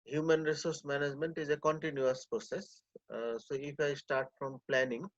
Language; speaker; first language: English; non-native, local second language; Bangla